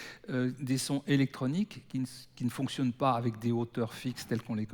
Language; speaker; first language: French; native; French